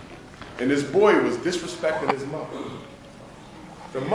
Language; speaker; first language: English; native; English